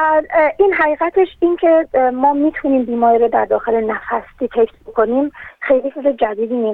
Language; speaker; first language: Persian; native; Persian